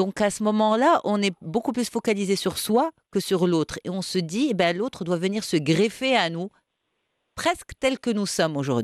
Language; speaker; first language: French; non-native, local second language; Arabic